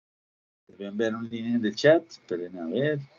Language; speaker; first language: Spanish; native; Spanish